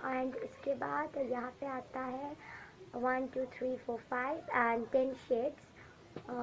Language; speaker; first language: Hindi; non-native, local second language; Bangla